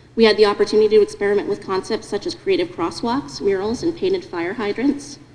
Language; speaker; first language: English; native; English